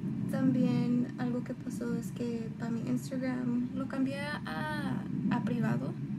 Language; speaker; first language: Spanish; early bilingual, heritage; Spanish